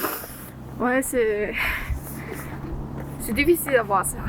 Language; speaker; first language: French; non-native, learner; Chinese